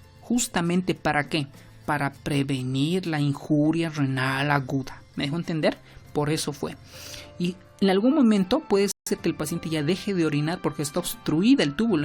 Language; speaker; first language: Spanish; native; Spanish